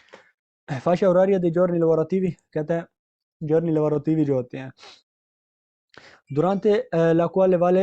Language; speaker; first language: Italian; non-native, fluent; Urdu